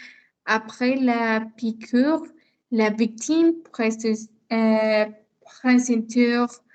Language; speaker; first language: French; non-native, learner; Spanish